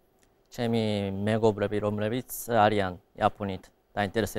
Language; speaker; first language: Georgian; non-native, fluent; Japanese